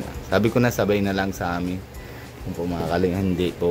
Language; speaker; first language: Filipino; non-native, fluent; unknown